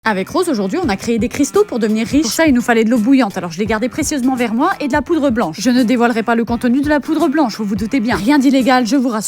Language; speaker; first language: French; native; French